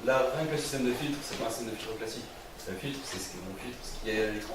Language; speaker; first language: French; native; French